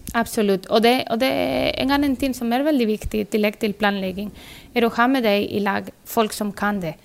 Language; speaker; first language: Norwegian; non-native, fluent; Spanish